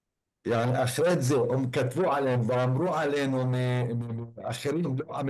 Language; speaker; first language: Hebrew; non-native, local second language; Arabic